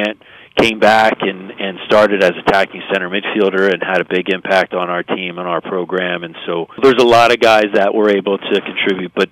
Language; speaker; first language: English; native; English